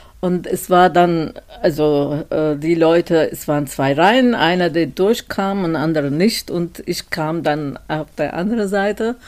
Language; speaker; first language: German; non-native, fluent; Turkish